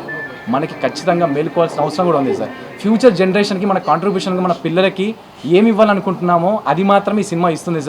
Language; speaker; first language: Telugu; native; Telugu